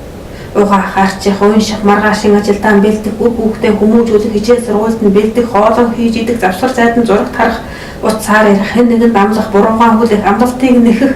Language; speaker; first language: Mongolian; native; Mongolian